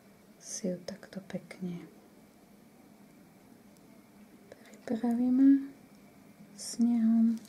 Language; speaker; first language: Slovak; native; Slovak